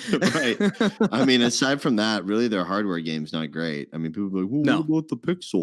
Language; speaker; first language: English; native; English